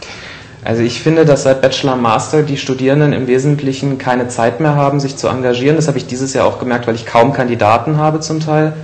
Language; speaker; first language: German; native; German